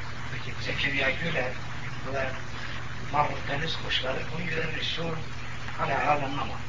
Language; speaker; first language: Arabic; non-native, fluent; Turkish